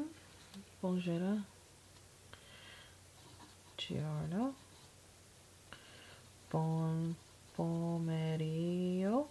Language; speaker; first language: Italian; non-native, learner; English